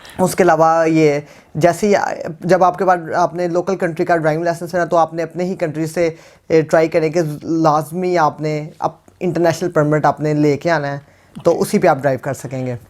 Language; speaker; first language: Urdu; non-native, local second language; Punjabi